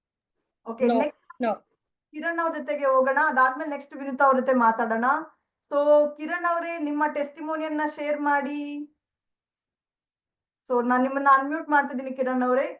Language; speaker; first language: Kannada; native; Kannada